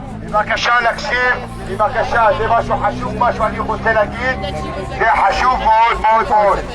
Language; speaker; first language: Hebrew; non-native, local second language; Arabic